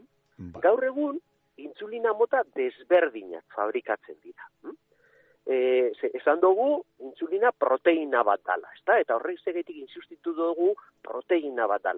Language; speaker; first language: Basque; native; Basque